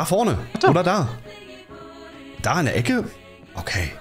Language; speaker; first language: German; native; German